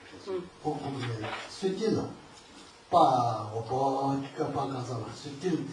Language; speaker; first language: French; non-native, learner; Tibetan